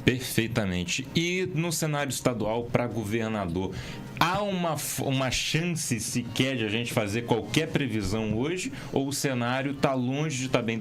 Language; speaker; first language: Portuguese; native; Portuguese